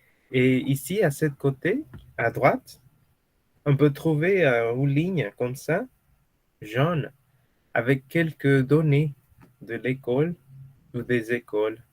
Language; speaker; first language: French; non-native, fluent; Spanish